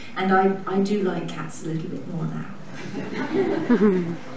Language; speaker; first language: English; native; English